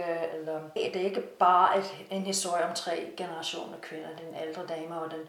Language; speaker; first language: Danish; non-native, fluent; English